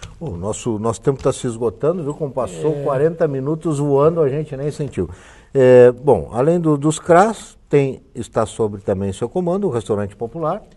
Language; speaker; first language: Portuguese; native; Portuguese